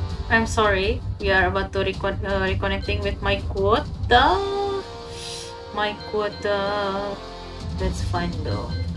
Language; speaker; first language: English; non-native, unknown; Indonesian